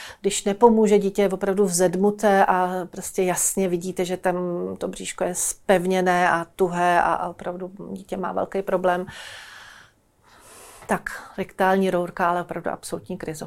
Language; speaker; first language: Czech; native; Czech